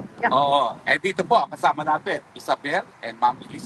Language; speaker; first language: Filipino; native; Filipino